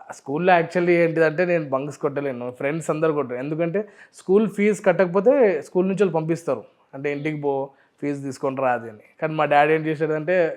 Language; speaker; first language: Telugu; non-native, local second language; Urdu